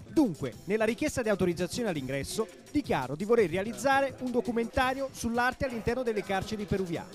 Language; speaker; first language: Italian; native; Italian